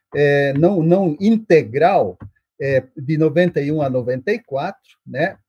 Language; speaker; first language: Portuguese; non-native, local second language; German